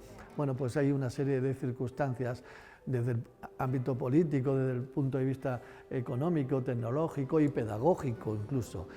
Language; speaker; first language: Spanish; native; Spanish